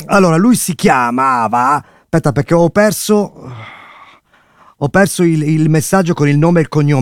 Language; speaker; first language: Italian; native; Italian